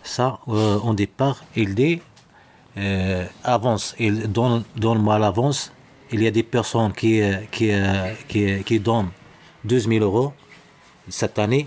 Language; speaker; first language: French; non-native, learner; Arabic